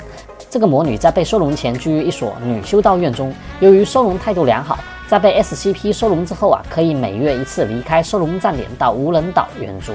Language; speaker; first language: Chinese; native; Chinese